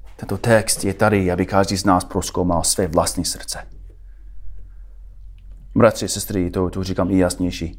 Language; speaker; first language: Czech; non-native, fluent; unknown